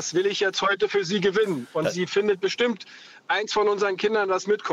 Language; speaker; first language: German; non-native, fluent; Greek